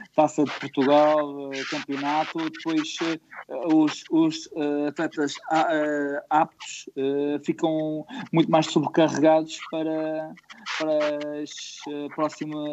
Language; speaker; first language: Portuguese; native; Portuguese